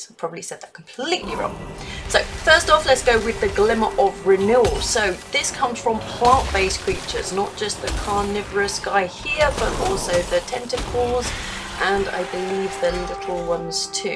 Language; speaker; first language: English; native; English